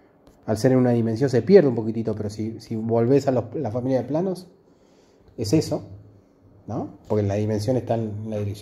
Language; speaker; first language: Spanish; native; Spanish